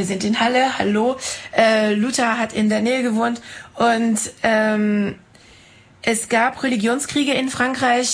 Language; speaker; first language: German; non-native, fluent; French